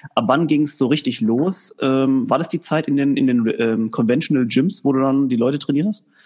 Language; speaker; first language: German; native; German